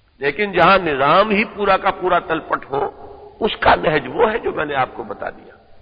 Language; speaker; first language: Urdu; native; Urdu